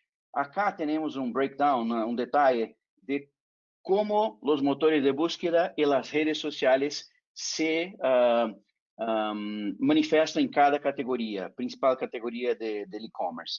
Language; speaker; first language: Spanish; non-native, fluent; Portuguese